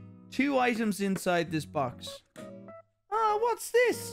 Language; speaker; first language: English; native; English